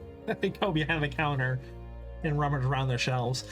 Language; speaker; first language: English; native; English